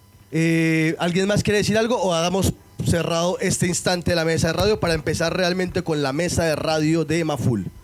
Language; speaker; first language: Spanish; native; Spanish